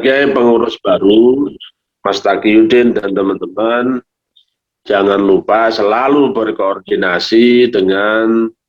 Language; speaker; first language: Malay; native; Malay